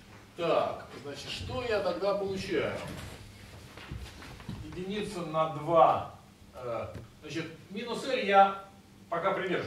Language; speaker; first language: Russian; native; Russian